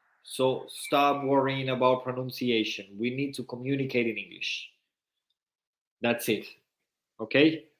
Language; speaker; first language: English; non-native, fluent; Spanish